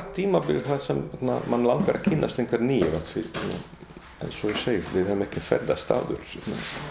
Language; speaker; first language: Icelandic; non-native, fluent; Hungarian